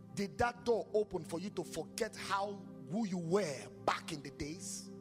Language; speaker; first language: English; non-native, local second language; Yoruba